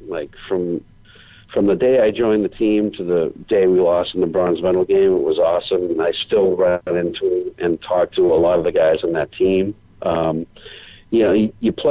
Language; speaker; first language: English; native; English